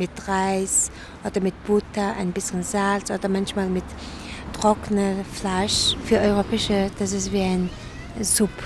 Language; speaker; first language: German; non-native, learner; Mongolian